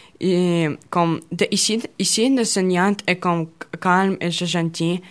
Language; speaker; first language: French; non-native, learner; Russian